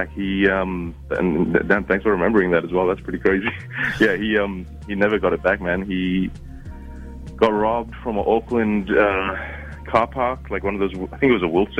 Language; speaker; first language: English; non-native, local second language; Arabic